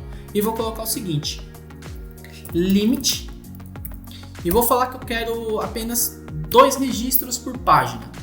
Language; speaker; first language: Portuguese; native; Portuguese